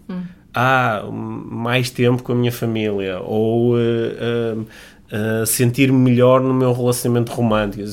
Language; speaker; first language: Portuguese; native; Portuguese